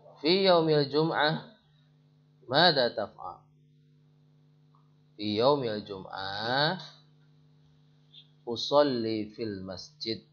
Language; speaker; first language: Arabic; non-native, fluent; Indonesian